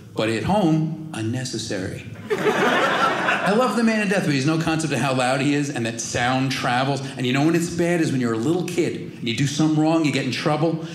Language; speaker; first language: English; native; English